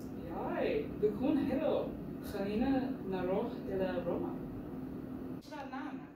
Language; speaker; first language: Arabic; non-native, learner; English